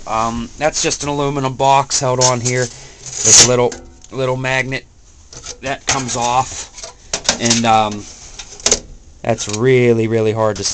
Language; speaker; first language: English; native; English